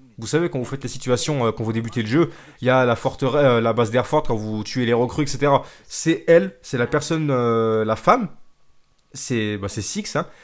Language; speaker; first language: French; native; French